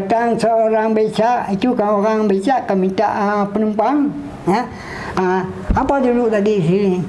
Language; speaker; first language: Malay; non-native, local second language; Achinese